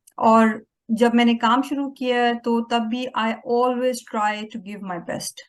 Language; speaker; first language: Urdu; native; Urdu